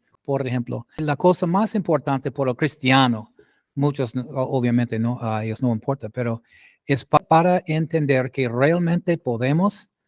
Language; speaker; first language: Spanish; non-native, fluent; English